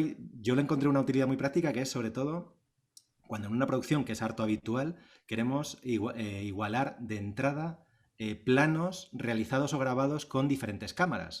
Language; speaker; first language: Spanish; native; Spanish